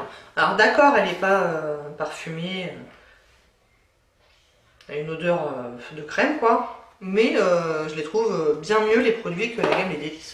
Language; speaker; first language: French; native; French